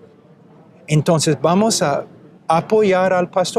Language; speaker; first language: Spanish; non-native, fluent; English